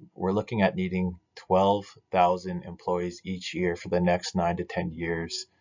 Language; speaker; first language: English; native; English